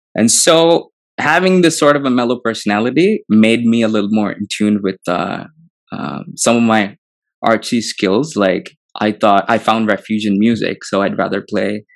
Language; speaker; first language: English; non-native, local second language; Telugu